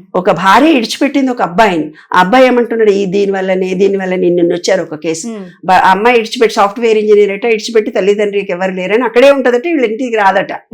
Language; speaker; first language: Telugu; native; Telugu